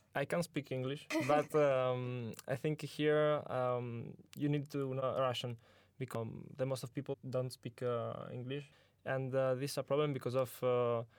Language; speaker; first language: English; non-native, learner; Italian